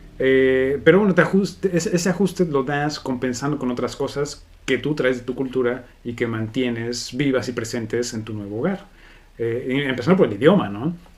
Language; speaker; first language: Spanish; native; Spanish